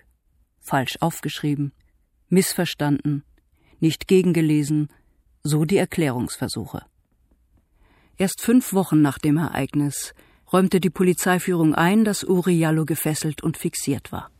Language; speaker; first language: German; native; German